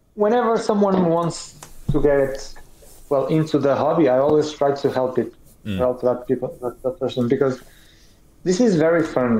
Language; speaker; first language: English; non-native, fluent; Portuguese